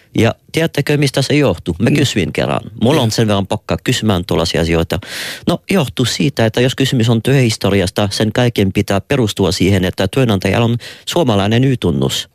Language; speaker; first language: Finnish; non-native, fluent; French